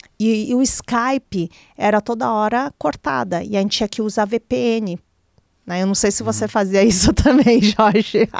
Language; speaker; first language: Portuguese; early bilingual, other home language; Chinese